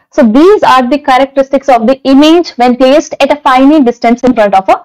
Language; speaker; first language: English; non-native, local second language; Telugu